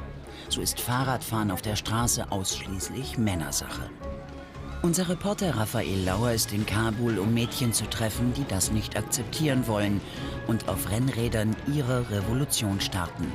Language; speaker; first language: German; native; German